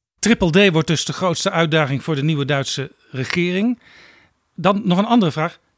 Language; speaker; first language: Dutch; native; Dutch